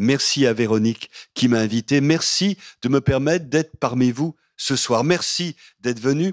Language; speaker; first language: French; native; French